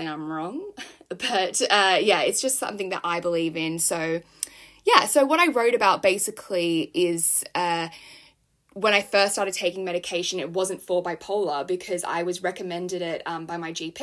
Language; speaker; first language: English; native; English